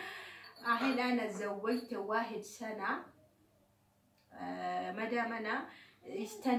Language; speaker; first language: Arabic; non-native, learner; Oromo